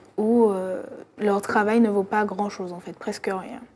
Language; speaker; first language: French; native; French